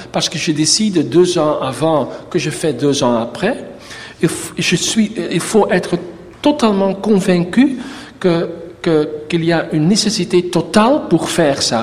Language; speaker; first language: French; non-native, learner; Dutch